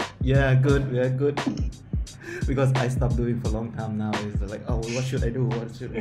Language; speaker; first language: English; non-native, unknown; Thai